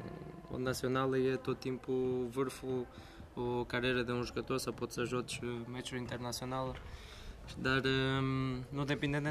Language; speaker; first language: Romanian; non-native, fluent; Portuguese